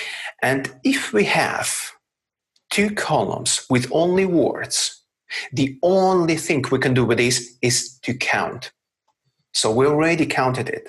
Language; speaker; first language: English; non-native, fluent; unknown